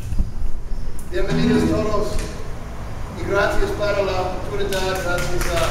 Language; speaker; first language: Spanish; non-native, learner; English